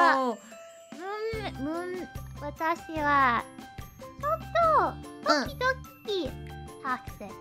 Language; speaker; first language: Japanese; non-native, learner; English